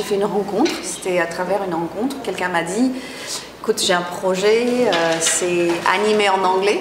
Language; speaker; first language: French; non-native, fluent; English